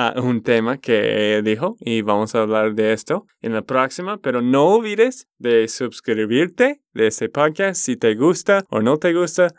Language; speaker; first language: Spanish; non-native, learner; English